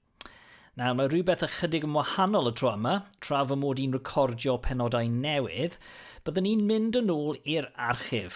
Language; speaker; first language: Welsh; non-native, local second language; English